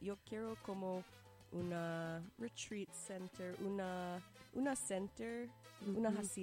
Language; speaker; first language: Spanish; non-native, learner; English